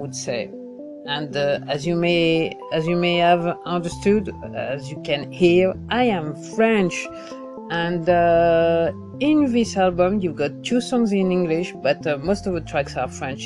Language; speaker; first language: English; non-native, fluent; French